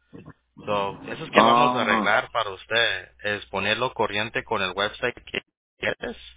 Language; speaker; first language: Spanish; early bilingual, heritage; Spanish